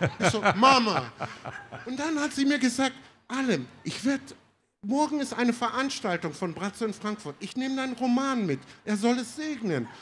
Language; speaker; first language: German; early bilingual, other home language; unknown